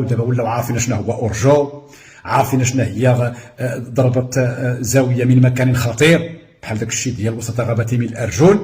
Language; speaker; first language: Arabic; native; Arabic